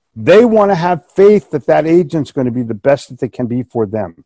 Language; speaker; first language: English; native; English